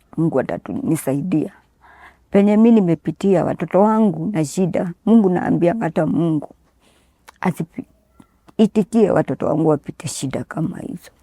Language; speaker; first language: Swahili; native; Swahili